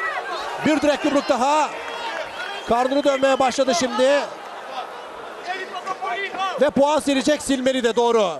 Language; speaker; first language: Turkish; native; Turkish